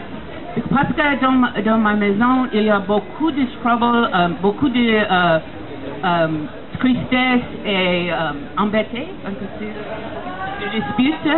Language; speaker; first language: French; non-native, learner; English